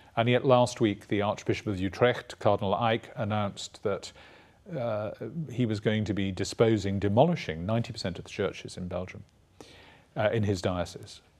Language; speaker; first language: English; native; English